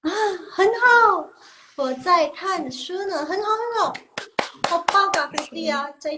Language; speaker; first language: Chinese; non-native, fluent; Indonesian